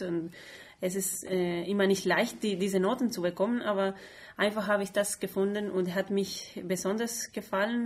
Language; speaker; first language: German; non-native, fluent; Spanish